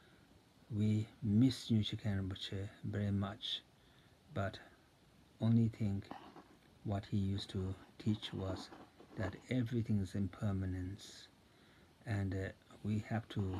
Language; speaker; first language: English; non-native, fluent; Tibetan